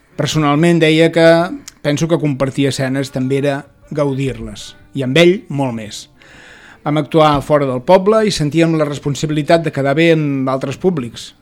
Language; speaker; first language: Catalan; native; Catalan